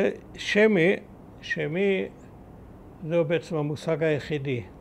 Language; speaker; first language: Hebrew; early bilingual, other home language; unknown